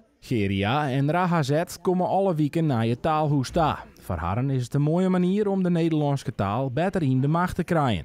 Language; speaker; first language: Dutch; non-native, local second language; Western Frisian